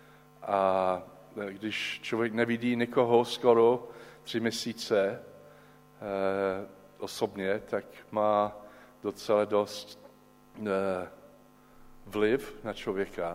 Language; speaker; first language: Czech; non-native, learner; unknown